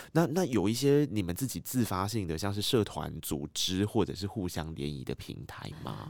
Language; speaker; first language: Chinese; native; Chinese